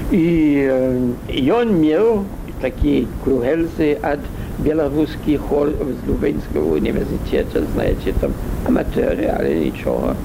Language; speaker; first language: Belarusian; non-native, learner; French